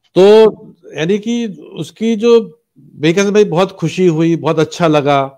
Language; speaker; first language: Hindi; native; Hindi